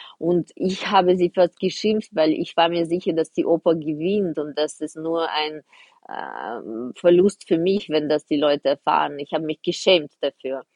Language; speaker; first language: German; non-native, fluent; Russian